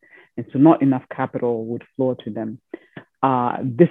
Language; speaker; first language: English; non-native, local second language; Shona